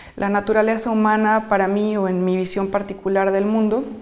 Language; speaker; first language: Spanish; native; Spanish